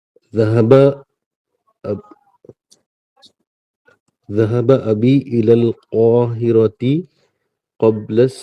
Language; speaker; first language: Arabic; non-native, learner; Urdu